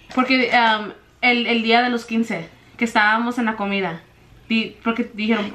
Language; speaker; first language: Spanish; early bilingual, heritage; Spanish